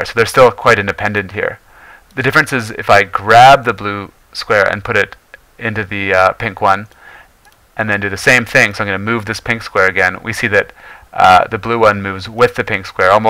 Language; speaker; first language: English; native; English